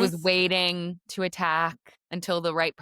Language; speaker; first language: English; native; English